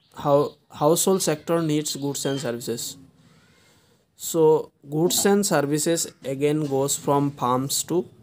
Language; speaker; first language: English; non-native, local second language; Assamese